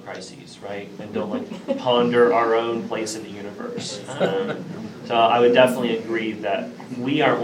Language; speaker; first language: English; native; English